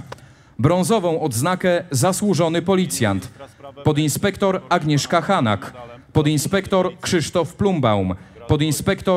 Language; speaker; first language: Polish; native; Polish